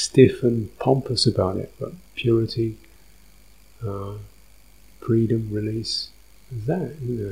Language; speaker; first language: English; native; English